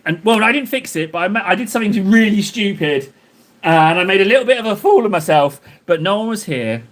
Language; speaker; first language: English; native; English